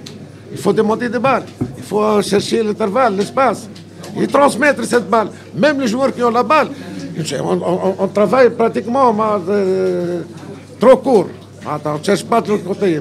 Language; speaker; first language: French; non-native, local second language; Arabic